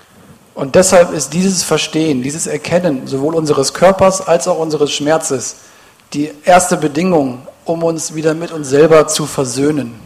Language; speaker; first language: German; native; German